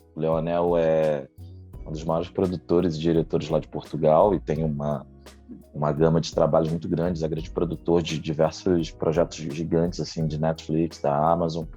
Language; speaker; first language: Portuguese; native; Portuguese